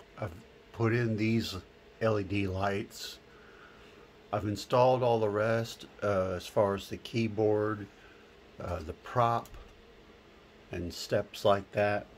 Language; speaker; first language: English; native; English